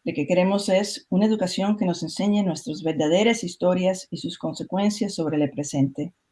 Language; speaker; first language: Spanish; early bilingual, other home language; English